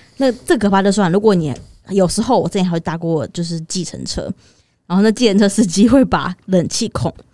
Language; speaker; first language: Chinese; native; Chinese